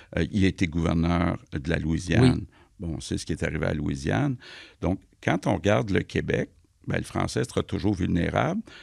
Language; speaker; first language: French; native; French